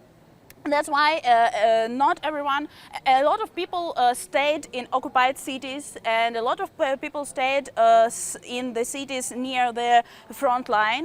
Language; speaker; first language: English; non-native, fluent; Ukrainian